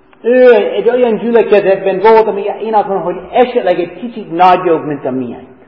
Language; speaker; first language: Hungarian; non-native, fluent; English